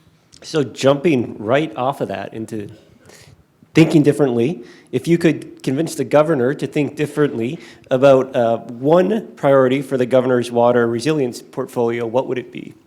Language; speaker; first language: English; native; English